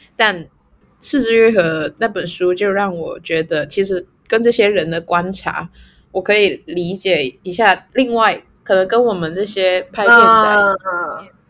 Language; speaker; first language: Chinese; non-native, local second language; Cantonese